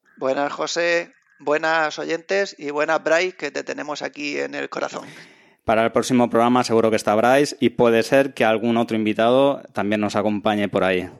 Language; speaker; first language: Spanish; native; Spanish